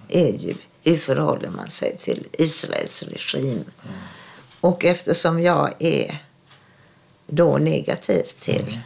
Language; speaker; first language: Swedish; early bilingual, other home language; German